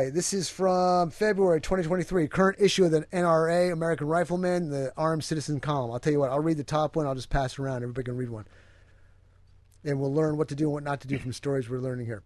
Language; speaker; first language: English; native; English